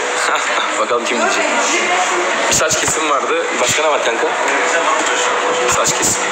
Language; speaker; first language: Turkish; native; Turkish